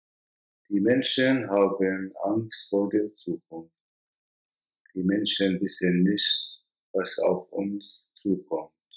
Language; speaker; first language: German; non-native, fluent; Arabic